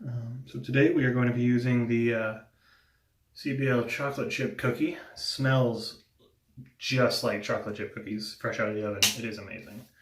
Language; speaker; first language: English; native; English